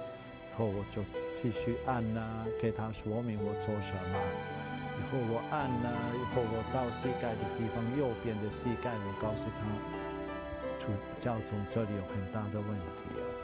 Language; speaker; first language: Chinese; non-native, fluent; German